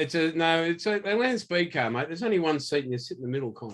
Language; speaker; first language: English; native; English